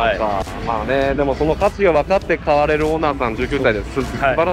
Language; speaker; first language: Japanese; native; Japanese